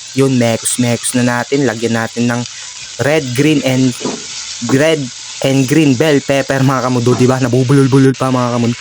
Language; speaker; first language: Filipino; native; Filipino